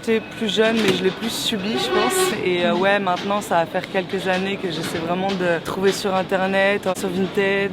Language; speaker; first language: French; native; French